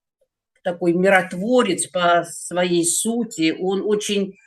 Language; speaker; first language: Russian; native; Russian